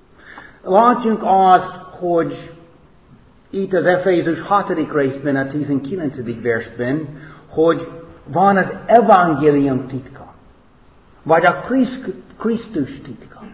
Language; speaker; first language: Hungarian; non-native, fluent; English